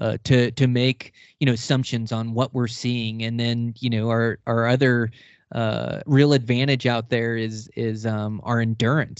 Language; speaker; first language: English; native; English